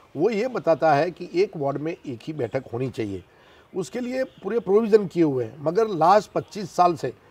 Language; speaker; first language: Hindi; non-native, local second language; Gujarati